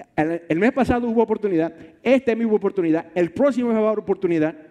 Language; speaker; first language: Spanish; early bilingual, heritage; Spanish